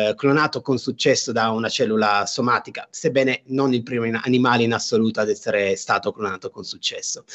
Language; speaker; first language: Italian; native; Italian